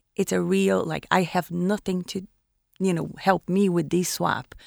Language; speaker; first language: English; non-native, fluent; Portuguese